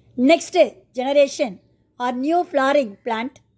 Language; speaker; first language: English; non-native, local second language; Tamil